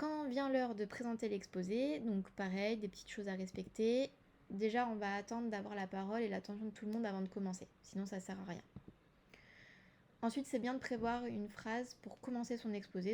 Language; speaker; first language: French; native; French